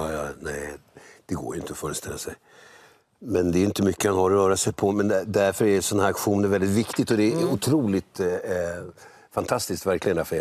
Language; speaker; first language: Swedish; native; Swedish